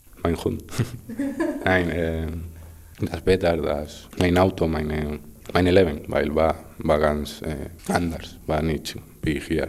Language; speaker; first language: German; non-native, learner; Spanish